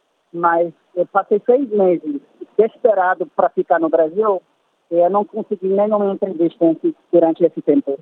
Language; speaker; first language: Portuguese; non-native, fluent; English